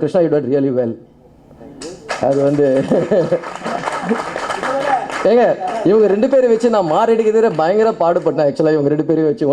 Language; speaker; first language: Tamil; native; Tamil